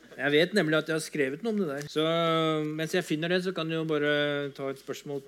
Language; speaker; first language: Norwegian; native; Norwegian